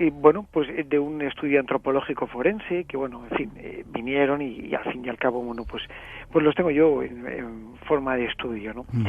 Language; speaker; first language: Spanish; native; Spanish